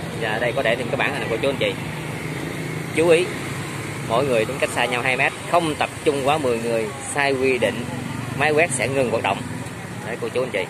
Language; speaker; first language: Vietnamese; native; Vietnamese